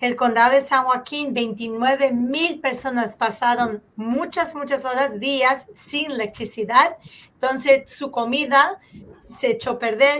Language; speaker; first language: Spanish; early bilingual, heritage; Spanish